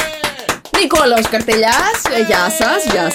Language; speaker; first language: Greek; native; Greek